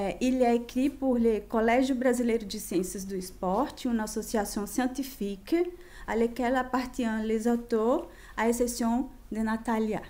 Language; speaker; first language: French; non-native, fluent; Chinese